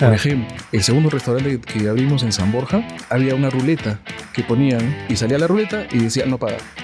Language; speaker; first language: Spanish; native; Spanish